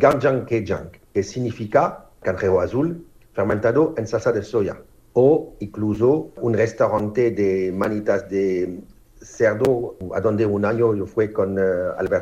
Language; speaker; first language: Spanish; non-native, fluent; French